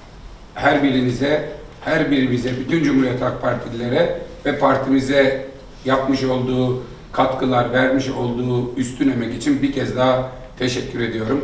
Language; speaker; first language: Turkish; native; Turkish